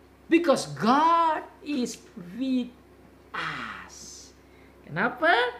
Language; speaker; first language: English; non-native, fluent; Indonesian